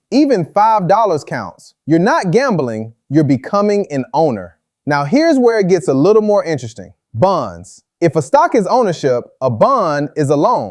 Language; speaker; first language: English; native; English